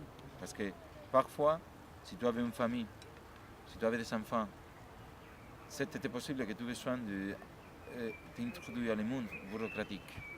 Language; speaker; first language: French; non-native, learner; Spanish